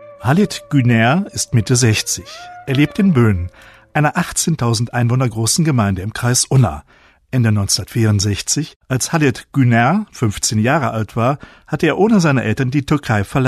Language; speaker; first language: German; native; German